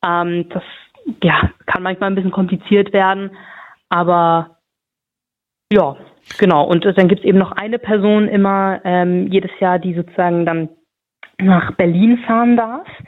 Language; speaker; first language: German; native; German